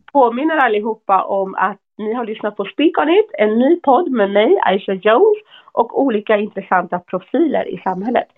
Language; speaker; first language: Swedish; native; Swedish